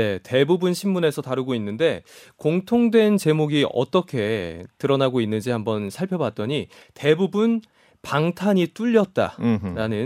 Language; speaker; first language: Korean; native; Korean